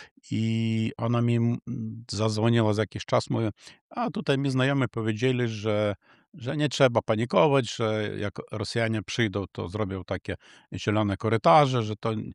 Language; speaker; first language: Polish; non-native, fluent; Ukrainian